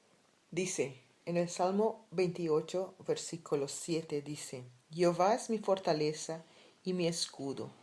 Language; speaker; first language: Spanish; non-native, fluent; Papiamento